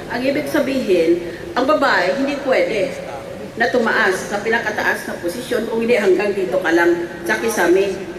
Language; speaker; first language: Filipino; native; Filipino